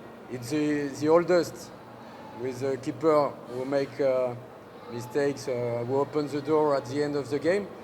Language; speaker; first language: English; non-native, learner; French